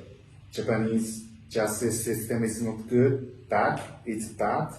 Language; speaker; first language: English; non-native, learner; Japanese